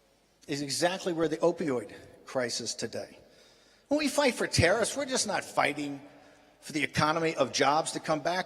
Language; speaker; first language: English; native; English